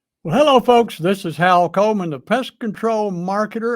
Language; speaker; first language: English; native; English